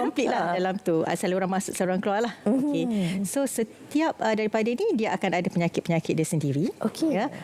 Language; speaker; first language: Malay; native; Malay